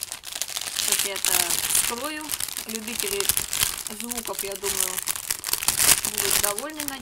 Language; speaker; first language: Russian; native; Russian